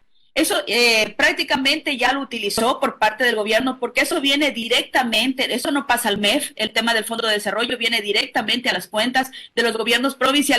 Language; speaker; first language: Spanish; native; Spanish